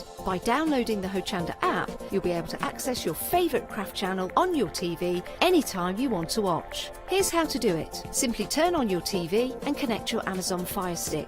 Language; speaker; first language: English; native; English